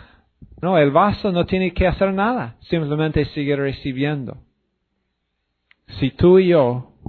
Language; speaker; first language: Spanish; non-native, fluent; English